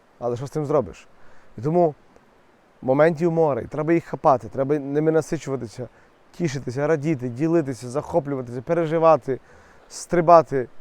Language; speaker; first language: Ukrainian; native; Ukrainian